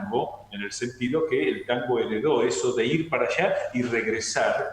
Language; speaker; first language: Spanish; native; Spanish